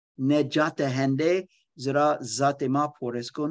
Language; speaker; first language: Persian; non-native, learner; German